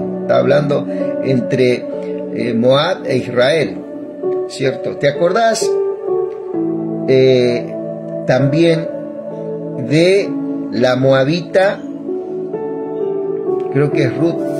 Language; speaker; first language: Spanish; native; Spanish